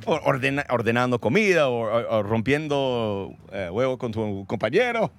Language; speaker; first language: Spanish; non-native, learner; English